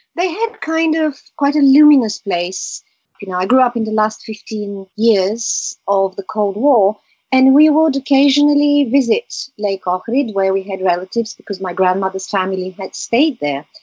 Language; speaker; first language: English; early bilingual, other home language; Bulgarian